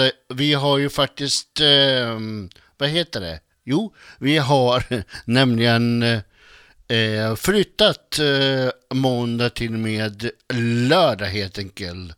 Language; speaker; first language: Swedish; native; Swedish